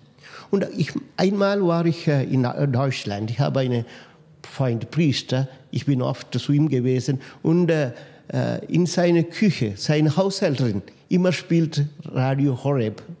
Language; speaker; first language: German; non-native, fluent; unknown